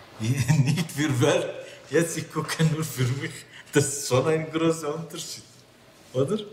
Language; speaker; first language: German; non-native, learner; Kurdish